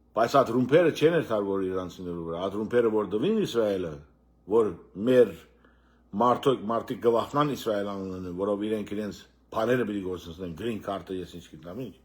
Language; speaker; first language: Armenian; early bilingual, heritage; Armenian